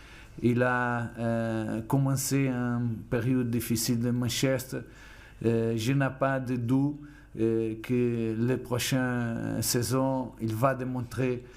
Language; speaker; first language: French; non-native, fluent; Portuguese